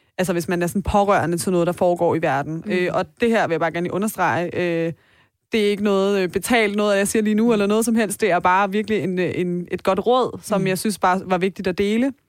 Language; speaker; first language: Danish; early bilingual, other home language; Persian